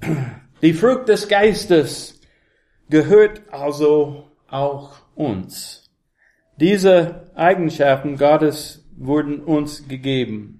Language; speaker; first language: German; non-native, learner; English